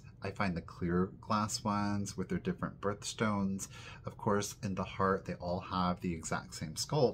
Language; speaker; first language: English; native; English